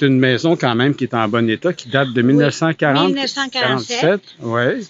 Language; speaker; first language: French; native; French